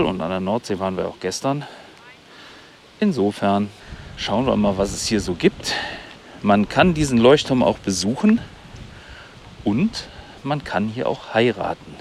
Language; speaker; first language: German; native; German